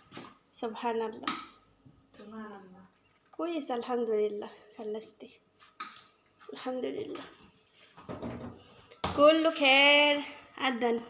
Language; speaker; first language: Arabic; non-native, learner; Bangla